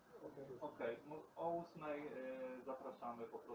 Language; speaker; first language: Polish; native; Polish